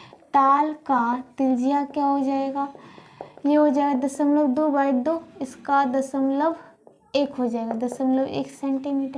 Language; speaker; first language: Hindi; native; Hindi